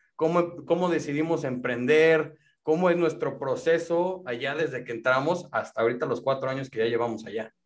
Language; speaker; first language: Spanish; native; Spanish